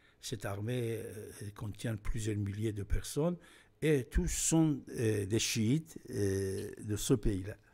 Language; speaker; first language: French; non-native, fluent; Persian